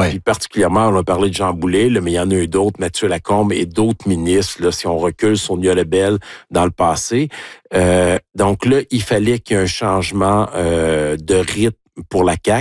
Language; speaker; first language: French; native; French